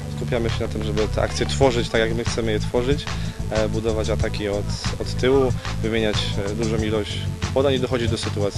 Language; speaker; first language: Polish; native; Polish